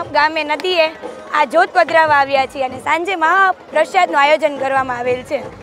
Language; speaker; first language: Gujarati; non-native, local second language; Sindhi